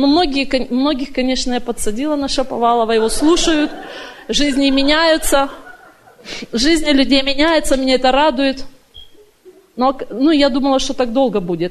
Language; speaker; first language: Russian; native; Russian